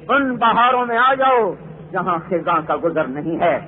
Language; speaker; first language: Urdu; non-native, local second language; Punjabi